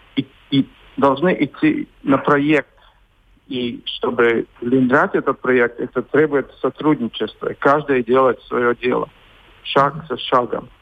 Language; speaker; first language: Russian; non-native, local second language; Latvian